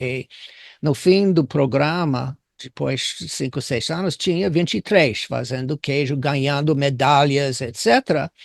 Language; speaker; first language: Portuguese; non-native, fluent; English